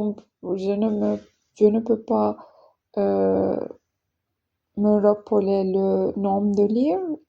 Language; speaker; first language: French; non-native, learner; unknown